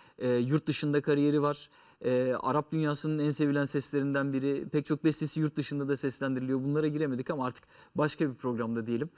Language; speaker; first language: Turkish; native; Turkish